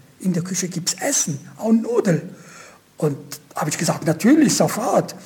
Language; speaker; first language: German; non-native, fluent; Italian